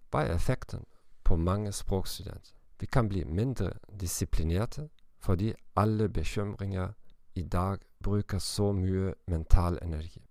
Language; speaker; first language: Norwegian; non-native, learner; German